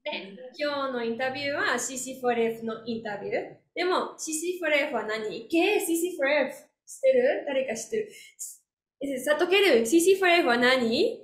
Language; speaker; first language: Japanese; non-native, learner; Spanish